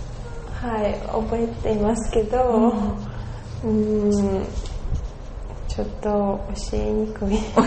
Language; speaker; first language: Japanese; non-native, learner; Russian